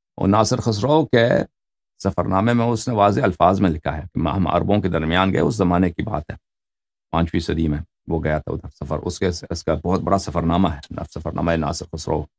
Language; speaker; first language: Urdu; non-native, fluent; Persian